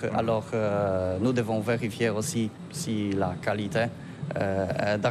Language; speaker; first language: French; non-native, learner; Polish